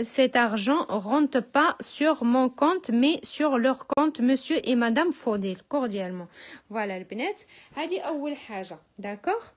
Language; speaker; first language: French; non-native, local second language; Arabic